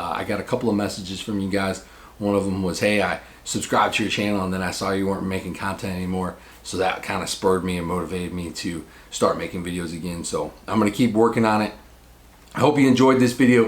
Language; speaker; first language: English; native; English